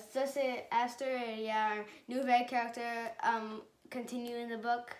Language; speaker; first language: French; non-native, learner; English